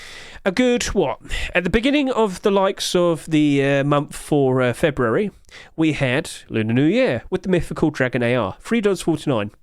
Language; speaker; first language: English; native; English